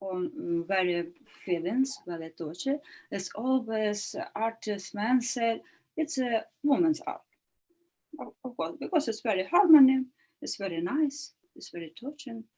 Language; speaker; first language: English; non-native, learner; Ukrainian